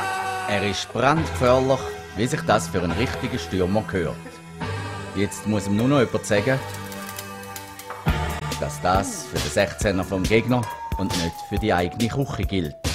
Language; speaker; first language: German; native; German